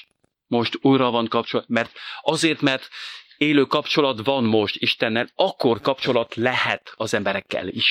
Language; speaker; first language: Hungarian; non-native, fluent; French